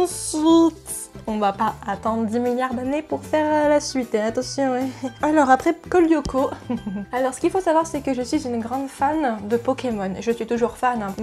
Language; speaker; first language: French; native; French